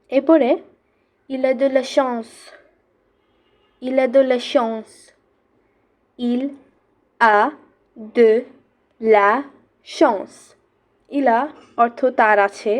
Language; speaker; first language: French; non-native, fluent; Bangla